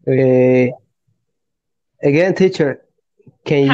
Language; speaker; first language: English; non-native, learner; Spanish